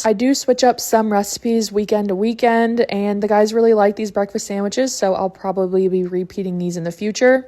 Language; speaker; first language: English; native; English